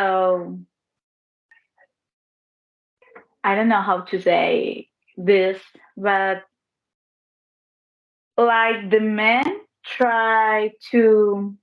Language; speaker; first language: English; non-native, learner; Spanish